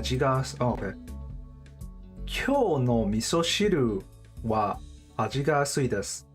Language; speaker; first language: Japanese; non-native, learner; English